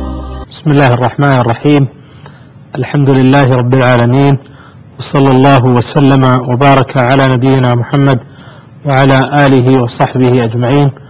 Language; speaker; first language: Arabic; native; Arabic